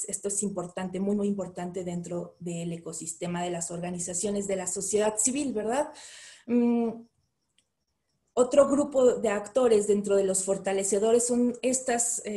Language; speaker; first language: Spanish; native; Spanish